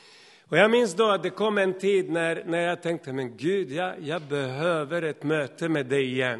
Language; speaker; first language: Swedish; non-native, fluent; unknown